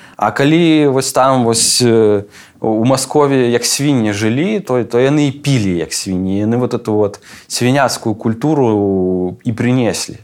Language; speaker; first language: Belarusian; non-native, local second language; Russian